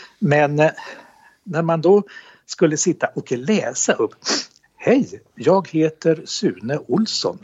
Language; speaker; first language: Swedish; native; Swedish